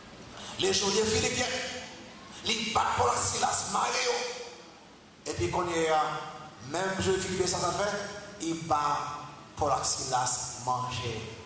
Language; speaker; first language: French; non-native, local second language; Haitian Creole